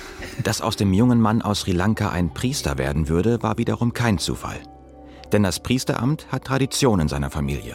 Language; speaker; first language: German; native; German